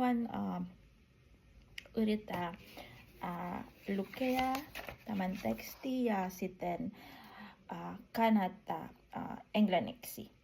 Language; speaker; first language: Finnish; non-native, learner; Filipino